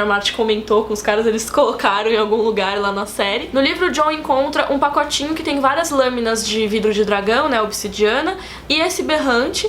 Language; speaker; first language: Portuguese; native; Portuguese